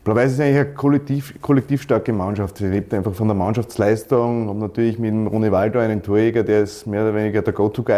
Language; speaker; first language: German; native; German